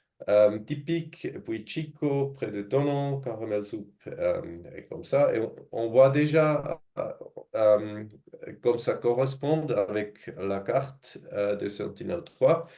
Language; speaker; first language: French; non-native, fluent; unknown